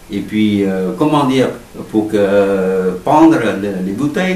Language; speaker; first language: French; non-native, learner; Vietnamese